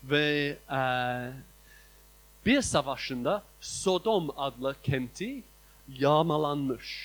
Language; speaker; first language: Turkish; non-native, fluent; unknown